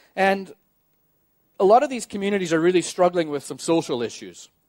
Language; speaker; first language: English; native; English